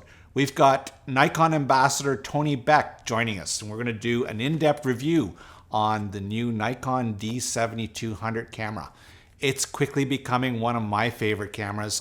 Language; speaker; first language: English; native; English